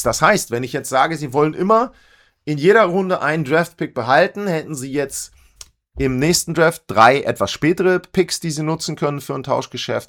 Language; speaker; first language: German; native; German